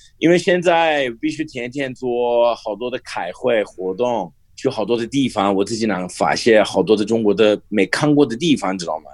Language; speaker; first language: Chinese; non-native, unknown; English